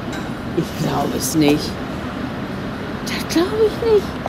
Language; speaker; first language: German; native; German